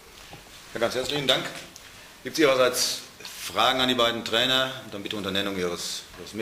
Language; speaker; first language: German; native; German